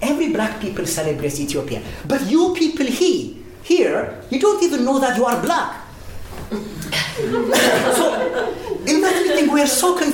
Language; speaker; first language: English; non-native, fluent; Amharic